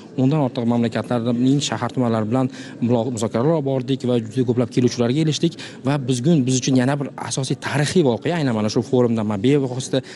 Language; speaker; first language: Uzbek; native; Uzbek